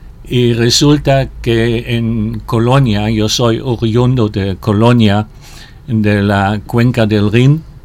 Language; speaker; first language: Spanish; non-native, fluent; German